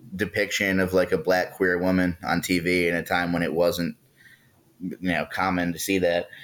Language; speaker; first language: English; native; English